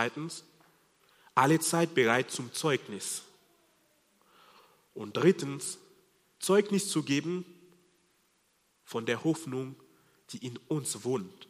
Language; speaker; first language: German; non-native, fluent; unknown